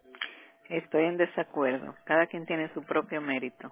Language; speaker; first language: Spanish; native; Spanish